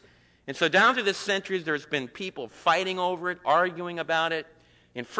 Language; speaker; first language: English; native; English